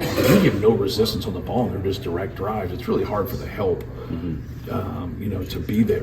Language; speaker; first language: English; native; English